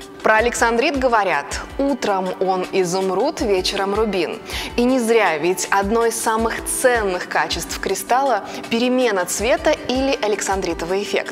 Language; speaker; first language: Russian; native; Russian